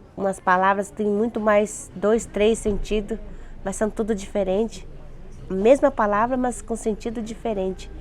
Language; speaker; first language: Portuguese; non-native, local second language; Guarani